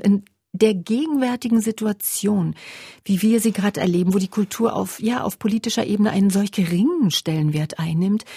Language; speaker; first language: German; native; German